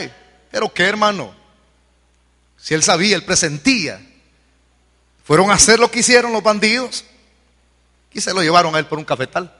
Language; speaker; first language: Spanish; native; Spanish